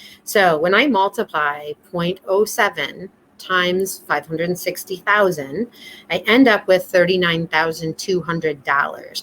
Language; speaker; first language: English; native; English